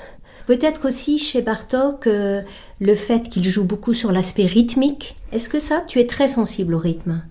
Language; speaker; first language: French; native; French